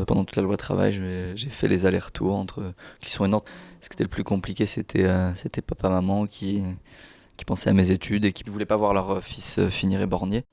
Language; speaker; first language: French; native; French